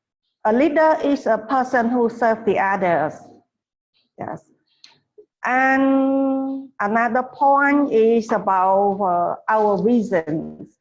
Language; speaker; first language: English; non-native, fluent; Khmer